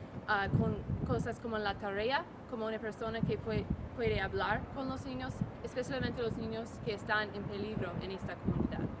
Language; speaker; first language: Spanish; non-native, learner; English